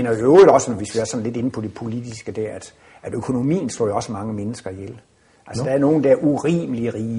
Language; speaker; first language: Danish; native; Danish